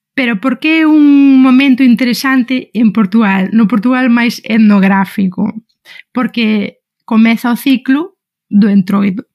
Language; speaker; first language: Galician; native; Galician